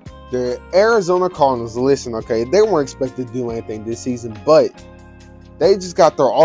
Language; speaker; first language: English; native; English